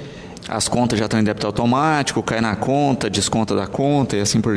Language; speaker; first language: Portuguese; native; Portuguese